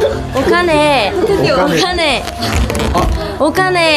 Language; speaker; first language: Japanese; non-native, learner; Korean